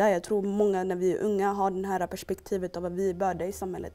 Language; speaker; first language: Swedish; early bilingual, other home language; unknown